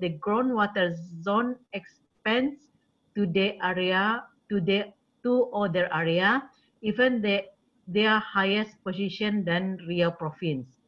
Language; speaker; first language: English; non-native, learner; Indonesian